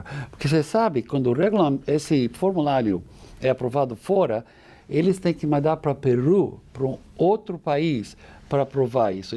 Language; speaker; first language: Portuguese; non-native, fluent; English